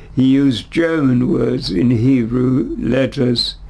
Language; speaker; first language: English; early bilingual, other home language; German